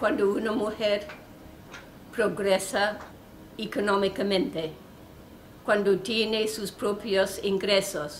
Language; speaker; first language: Spanish; non-native, fluent; English